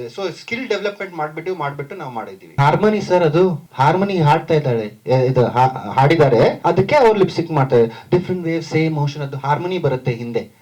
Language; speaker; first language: Kannada; non-native, local second language; Marathi